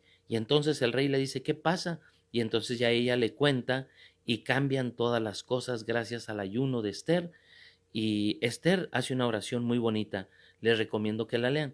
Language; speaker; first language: Spanish; native; Spanish